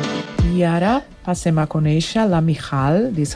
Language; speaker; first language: Catalan; non-native, learner; Portuguese